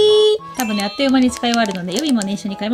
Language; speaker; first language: Japanese; native; Japanese